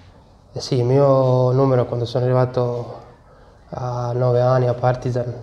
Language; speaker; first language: Italian; non-native, learner; Serbian